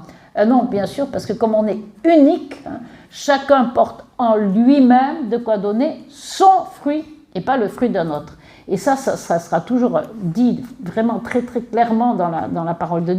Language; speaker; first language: French; native; French